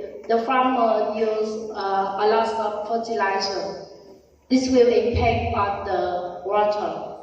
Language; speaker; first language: English; non-native, learner; Vietnamese